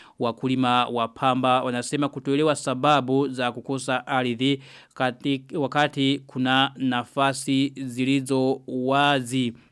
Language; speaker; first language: Swahili; non-native, local second language; Rundi